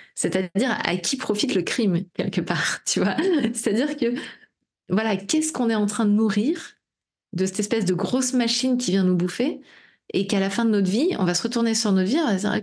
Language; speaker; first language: French; native; French